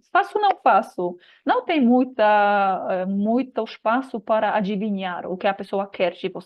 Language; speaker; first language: Portuguese; non-native, fluent; Polish